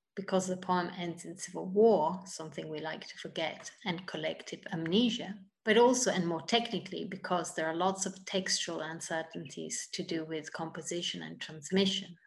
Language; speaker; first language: English; non-native, fluent; Italian